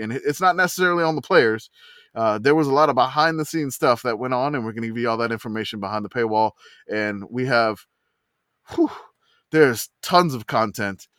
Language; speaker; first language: English; native; English